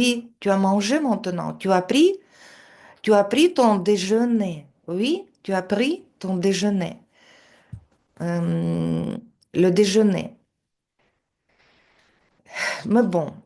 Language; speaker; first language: French; non-native, fluent; Russian